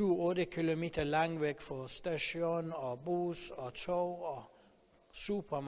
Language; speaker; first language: Danish; non-native, learner; Persian